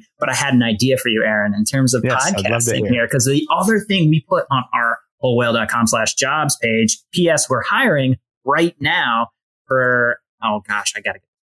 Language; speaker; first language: English; native; English